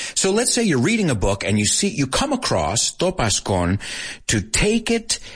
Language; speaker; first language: English; early bilingual, other home language; Spanish